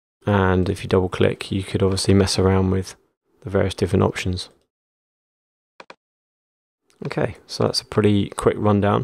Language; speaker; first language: English; native; English